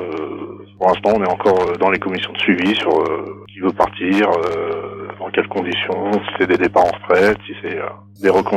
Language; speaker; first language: French; native; French